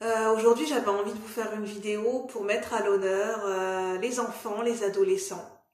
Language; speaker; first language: French; native; French